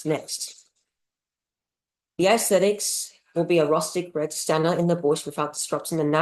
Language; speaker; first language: English; native; English